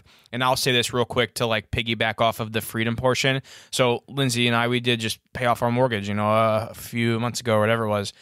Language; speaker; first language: English; native; English